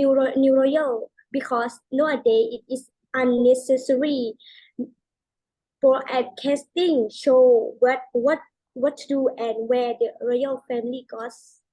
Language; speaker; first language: English; non-native, learner; Thai